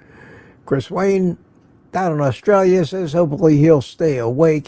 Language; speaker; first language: English; native; English